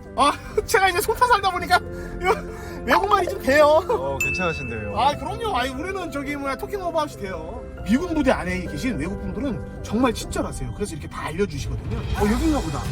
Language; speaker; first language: Korean; native; Korean